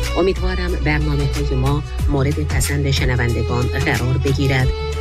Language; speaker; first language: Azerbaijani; native; Azerbaijani